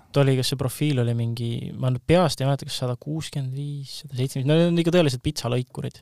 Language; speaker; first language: Estonian; native; Estonian